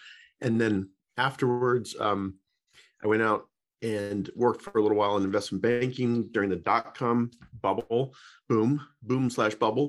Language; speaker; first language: English; native; English